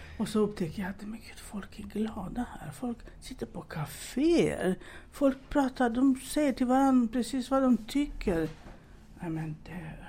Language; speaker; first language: Swedish; non-native, fluent; Romanian